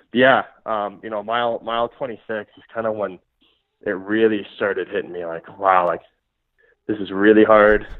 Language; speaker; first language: English; native; English